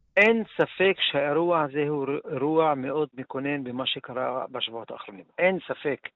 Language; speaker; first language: Hebrew; non-native, local second language; Arabic